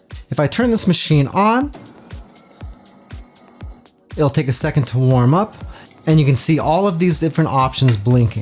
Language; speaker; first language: English; native; English